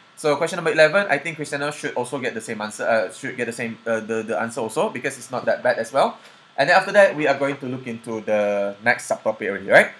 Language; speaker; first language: English; non-native, local second language; Chinese